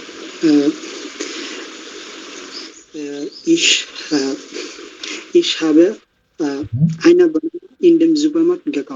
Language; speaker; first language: German; non-native, learner; Bangla